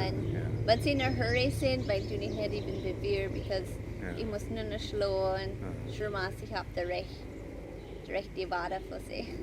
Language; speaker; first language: German; early bilingual, heritage; Pennsylvania German